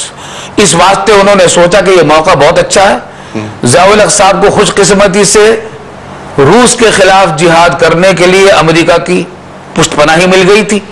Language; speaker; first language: Urdu; native; Urdu